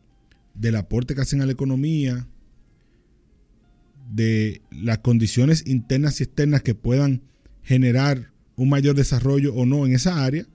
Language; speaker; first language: Spanish; native; Spanish